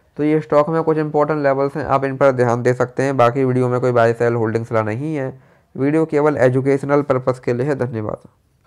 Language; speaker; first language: Hindi; native; Hindi